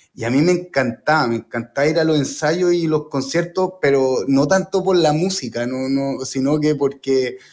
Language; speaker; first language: Spanish; native; Spanish